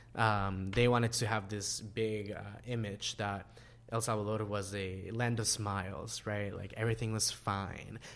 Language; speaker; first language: English; non-native, fluent; Spanish